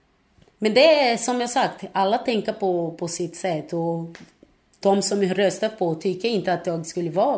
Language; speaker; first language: Swedish; non-native, fluent; Portuguese